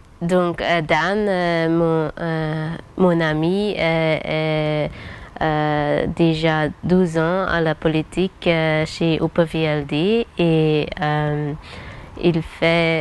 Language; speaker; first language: French; non-native, local second language; Dutch